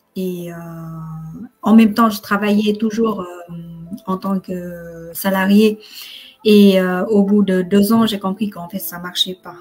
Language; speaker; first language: French; non-native, fluent; Vietnamese